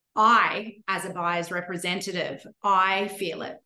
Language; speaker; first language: English; native; English